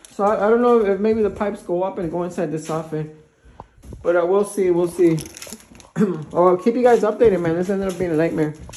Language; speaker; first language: English; early bilingual, other home language; Spanish